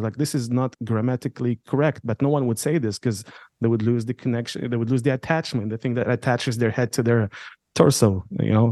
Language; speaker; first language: English; non-native, fluent; Arabic